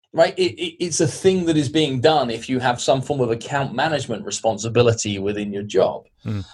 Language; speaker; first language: English; native; English